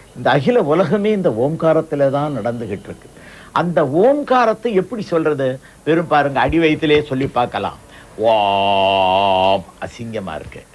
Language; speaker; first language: Tamil; non-native, local second language; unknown